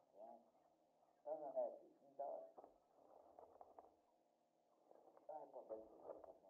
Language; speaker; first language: French; native; French